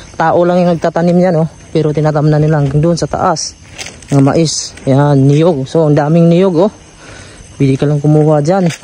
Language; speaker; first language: Filipino; non-native, local second language; Cebuano